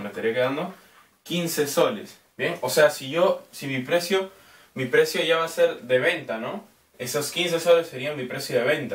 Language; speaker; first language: Spanish; native; Spanish